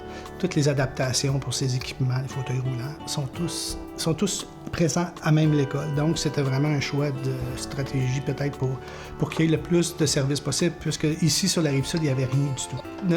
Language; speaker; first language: French; native; French